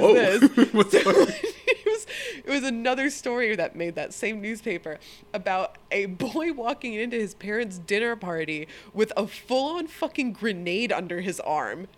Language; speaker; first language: English; early bilingual, other home language; Italian